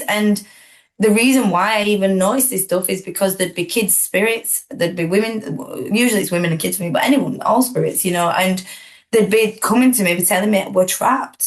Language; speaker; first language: English; native; English